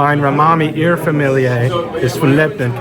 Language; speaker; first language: German; early bilingual, heritage; English